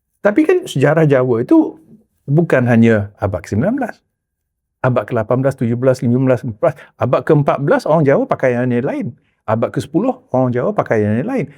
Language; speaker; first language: Malay; early bilingual, heritage; Malay